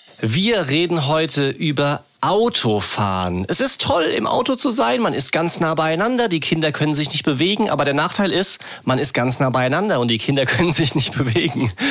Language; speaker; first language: German; native; German